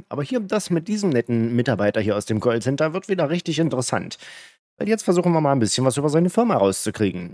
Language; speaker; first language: German; native; German